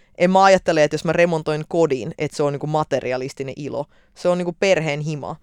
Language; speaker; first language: Finnish; early bilingual, other home language; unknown